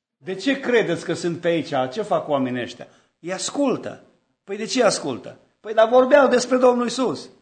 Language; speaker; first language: Romanian; native; Romanian